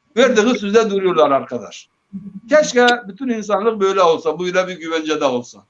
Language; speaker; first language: Turkish; non-native, local second language; Zaza